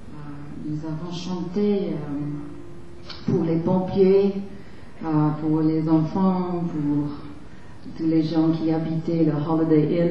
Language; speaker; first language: French; non-native, fluent; English